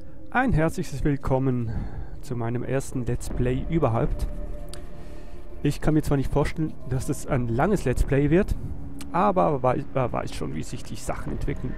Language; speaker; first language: German; non-native, fluent; Swiss German